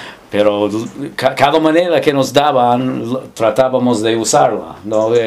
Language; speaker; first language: Spanish; non-native, fluent; English